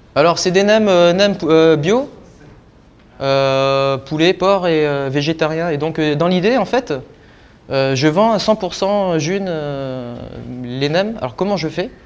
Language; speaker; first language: French; native; French